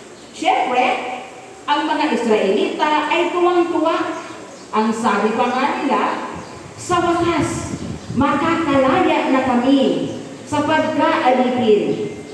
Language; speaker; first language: Filipino; native; Filipino